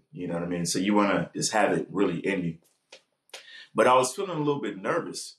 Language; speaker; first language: English; native; English